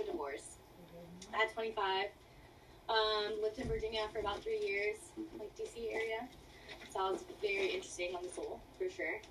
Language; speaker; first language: English; native; English